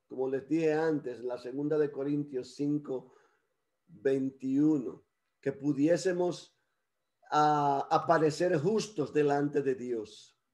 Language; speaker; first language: Spanish; early bilingual, heritage; Spanish